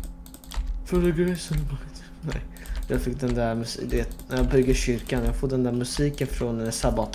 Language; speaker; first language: Swedish; non-native, fluent; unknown